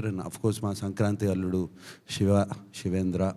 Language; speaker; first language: Telugu; native; Telugu